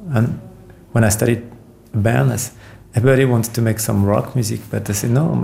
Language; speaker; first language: English; non-native, fluent; French